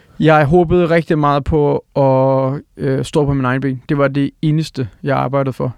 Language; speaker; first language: Danish; early bilingual, other home language; Turkish